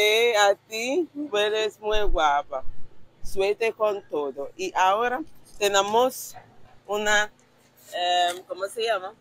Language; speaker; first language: Spanish; non-native, learner; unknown